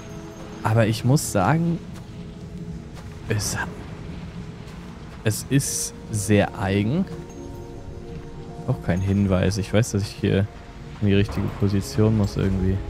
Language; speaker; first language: German; native; German